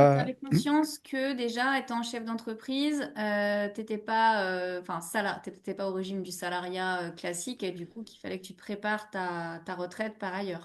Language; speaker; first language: French; native; French